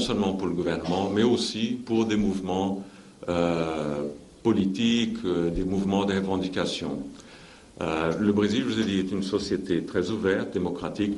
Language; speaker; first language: French; non-native, fluent; Portuguese